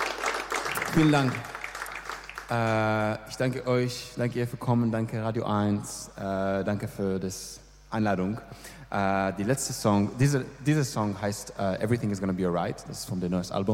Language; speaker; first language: German; non-native, learner; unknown